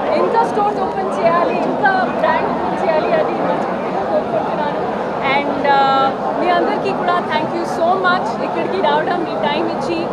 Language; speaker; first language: Telugu; non-native, learner; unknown